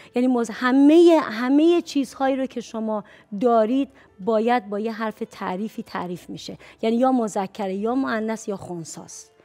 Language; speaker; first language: Persian; native; Persian